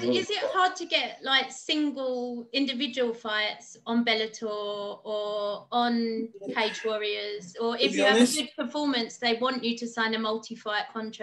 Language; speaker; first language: English; native; English